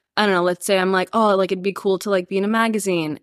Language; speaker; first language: English; early bilingual, other home language; Spanish